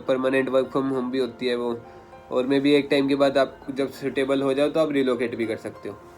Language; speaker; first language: Hindi; native; Hindi